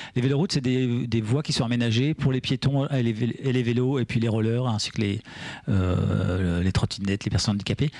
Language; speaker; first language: French; native; French